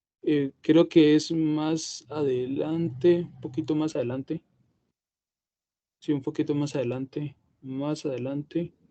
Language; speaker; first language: Spanish; native; Spanish